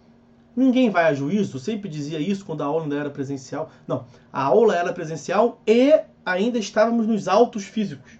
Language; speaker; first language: Portuguese; native; Portuguese